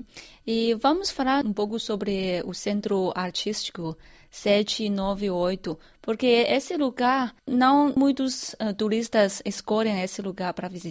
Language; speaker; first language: Portuguese; non-native, fluent; Chinese